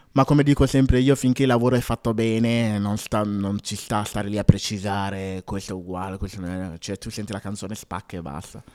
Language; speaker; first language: Italian; early bilingual, other home language; Akan